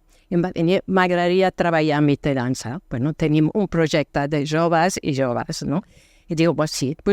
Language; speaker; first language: Catalan; non-native, fluent; French